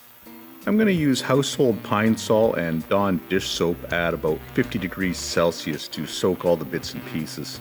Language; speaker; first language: English; native; English